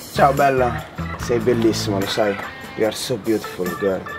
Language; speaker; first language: English; non-native, learner; Italian